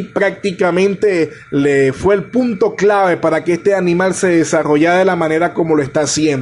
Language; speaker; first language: Spanish; native; Spanish